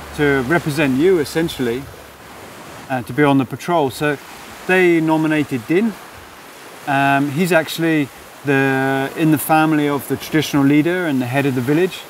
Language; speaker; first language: English; native; English